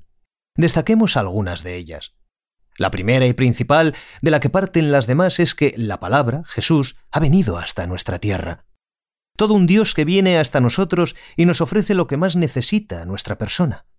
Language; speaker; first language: Spanish; native; Spanish